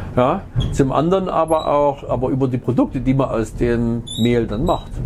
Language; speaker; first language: German; native; German